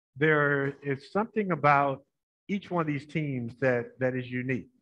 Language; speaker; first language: English; native; English